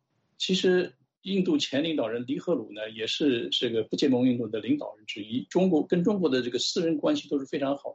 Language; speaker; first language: Chinese; native; Chinese